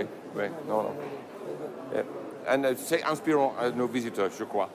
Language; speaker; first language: French; non-native, fluent; English